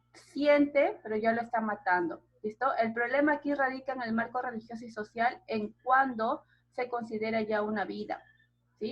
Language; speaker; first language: Spanish; native; Spanish